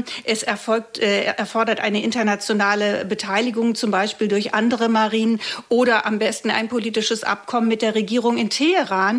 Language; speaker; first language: German; native; German